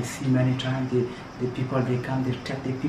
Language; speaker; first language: English; non-native, learner; Persian